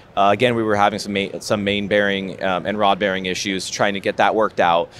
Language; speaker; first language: English; native; English